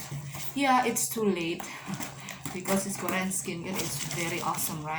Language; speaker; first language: English; non-native, learner; Indonesian